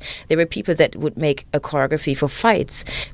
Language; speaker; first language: English; non-native, fluent; German